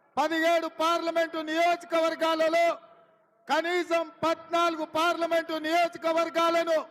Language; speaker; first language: Telugu; native; Telugu